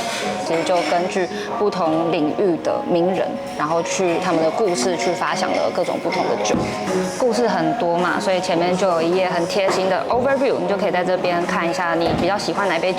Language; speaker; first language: Chinese; native; Chinese